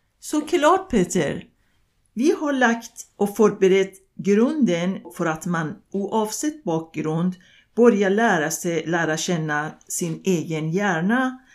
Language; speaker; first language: Swedish; non-native, fluent; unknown